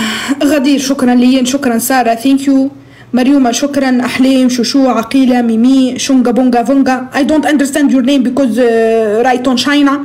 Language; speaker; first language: Arabic; native; Arabic